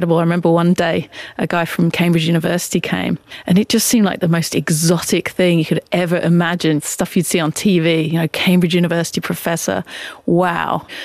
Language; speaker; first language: English; native; English